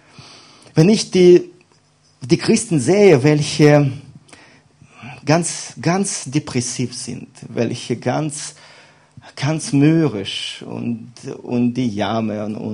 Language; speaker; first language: German; non-native, fluent; Russian